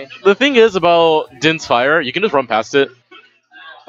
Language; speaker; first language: English; native; English